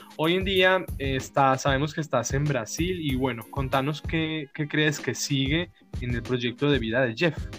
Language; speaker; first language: Spanish; native; Spanish